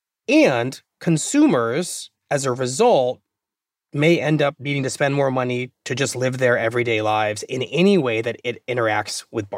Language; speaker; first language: English; native; English